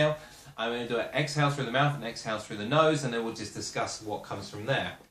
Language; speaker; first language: English; native; English